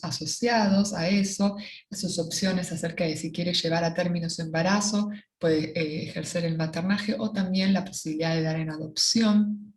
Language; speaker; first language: Spanish; native; Spanish